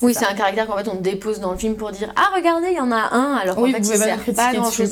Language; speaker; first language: French; native; French